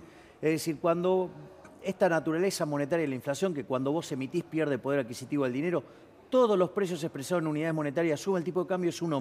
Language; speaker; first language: Spanish; native; Spanish